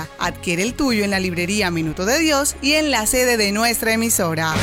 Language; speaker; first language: Spanish; native; Spanish